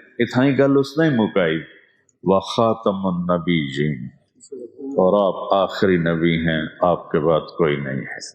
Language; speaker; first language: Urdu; non-native, local second language; Punjabi